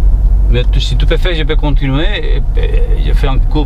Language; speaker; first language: French; non-native, learner; Spanish